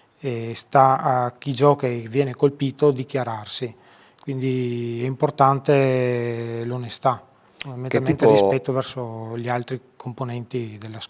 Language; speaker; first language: Italian; native; Italian